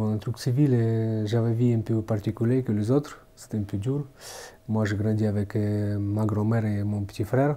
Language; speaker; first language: French; non-native, fluent; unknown